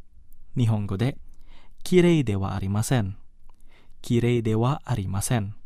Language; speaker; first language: Japanese; non-native, fluent; Indonesian